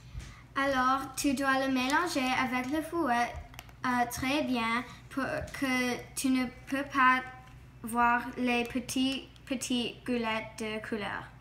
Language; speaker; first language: French; non-native, learner; English